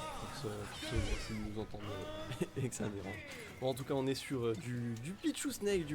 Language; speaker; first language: French; native; French